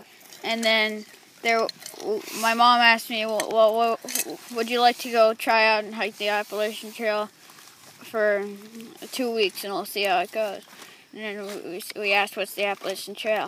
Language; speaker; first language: English; native; English